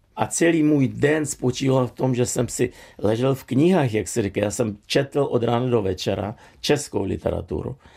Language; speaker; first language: Czech; non-native, fluent; Russian